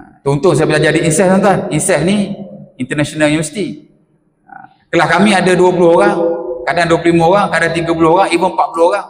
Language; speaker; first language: Malay; native; Malay